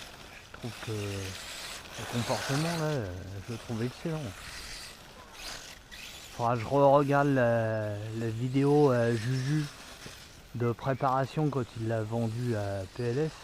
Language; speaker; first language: French; native; French